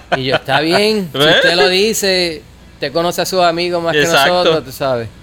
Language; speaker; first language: Spanish; native; Spanish